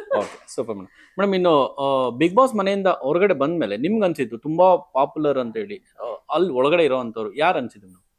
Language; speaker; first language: Kannada; native; Kannada